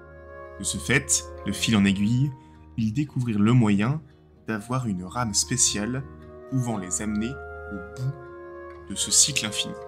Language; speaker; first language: French; native; French